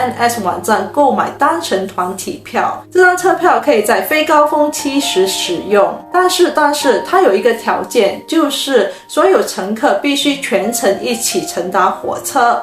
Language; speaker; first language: Chinese; native; Chinese